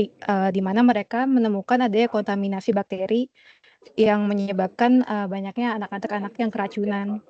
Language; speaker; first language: Indonesian; native; Indonesian